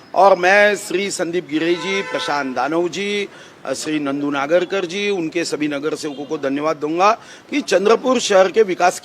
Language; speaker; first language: Hindi; non-native, local second language; Marathi